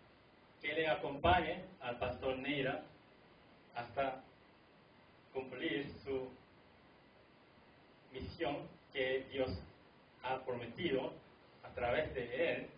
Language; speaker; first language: Spanish; non-native, fluent; Korean